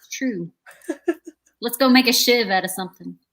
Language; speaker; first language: English; native; English